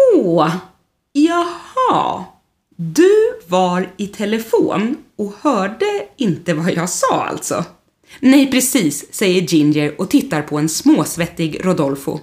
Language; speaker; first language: Swedish; native; Swedish